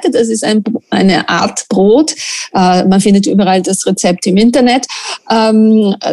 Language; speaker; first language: German; non-native, fluent; Italian